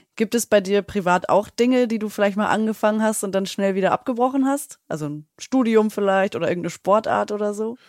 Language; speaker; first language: German; native; German